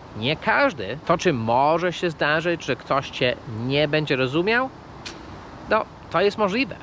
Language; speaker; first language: Polish; non-native, fluent; English